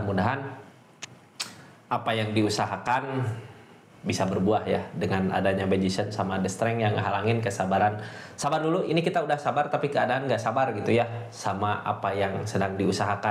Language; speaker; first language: Indonesian; native; Indonesian